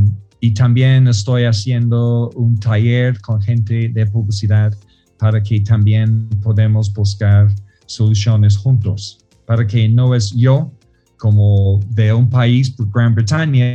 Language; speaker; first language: Spanish; non-native, fluent; English